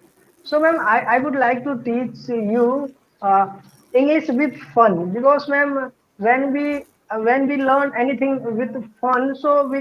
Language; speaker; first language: English; non-native, learner; Hindi